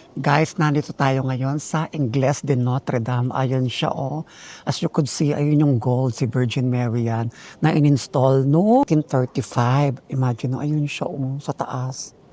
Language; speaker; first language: Filipino; native; Filipino